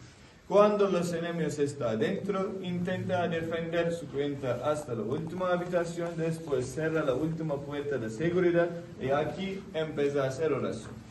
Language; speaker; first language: Spanish; non-native, fluent; Turkish